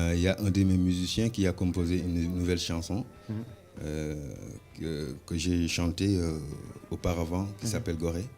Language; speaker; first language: French; non-native, local second language; Wolof